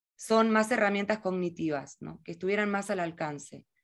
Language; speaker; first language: Spanish; native; Spanish